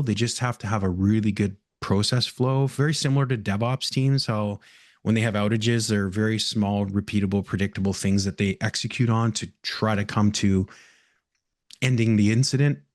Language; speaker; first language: English; native; English